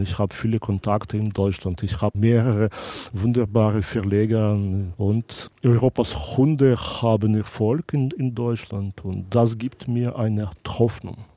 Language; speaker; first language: German; non-native, local second language; Belarusian